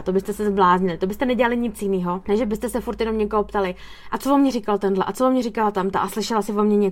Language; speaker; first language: Czech; native; Czech